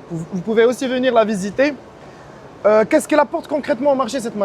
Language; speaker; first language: French; non-native, local second language; Arabic